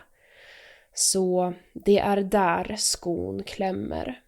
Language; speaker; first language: Swedish; native; Swedish